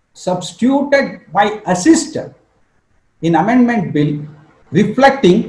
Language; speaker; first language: English; non-native, local second language; Kannada